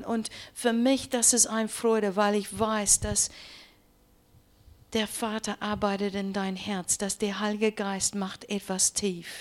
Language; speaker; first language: German; non-native, learner; English